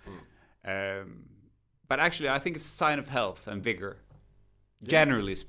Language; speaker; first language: English; non-native, fluent; Swedish